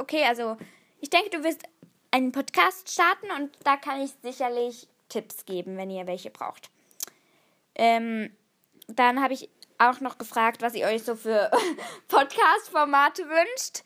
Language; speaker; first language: German; native; German